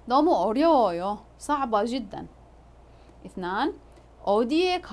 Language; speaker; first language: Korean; non-native, fluent; Arabic